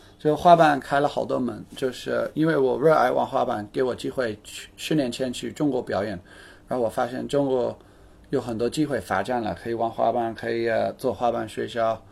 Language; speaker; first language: Chinese; non-native, fluent; English